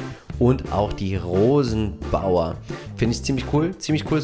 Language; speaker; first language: German; native; German